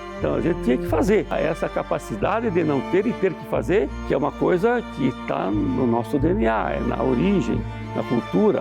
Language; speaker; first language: Portuguese; early bilingual, other home language; Italian